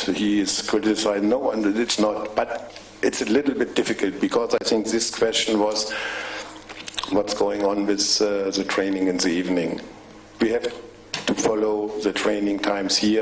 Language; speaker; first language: English; non-native, fluent; German